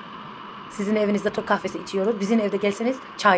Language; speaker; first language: Turkish; non-native, learner; Persian